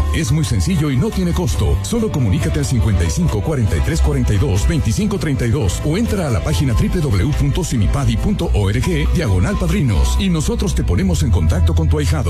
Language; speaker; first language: Spanish; native; Spanish